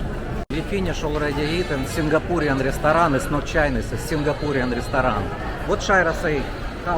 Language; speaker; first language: English; non-native, learner; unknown